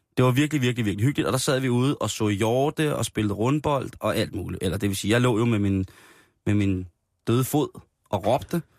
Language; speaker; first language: Danish; native; Danish